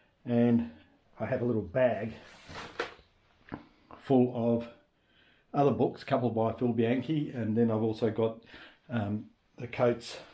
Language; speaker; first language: English; native; English